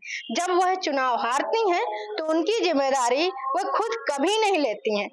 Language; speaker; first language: Hindi; native; Hindi